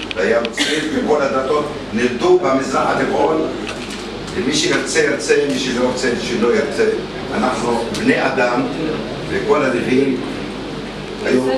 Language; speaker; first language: Hebrew; non-native, local second language; Arabic